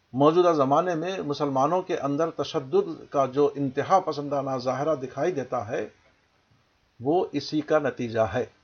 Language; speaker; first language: Urdu; native; Urdu